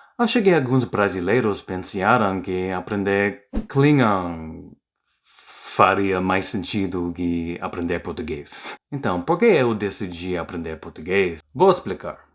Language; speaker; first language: Portuguese; non-native, learner; English